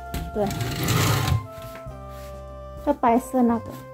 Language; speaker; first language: Chinese; non-native, learner; Indonesian